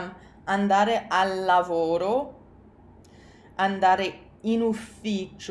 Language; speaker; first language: Italian; non-native, fluent; English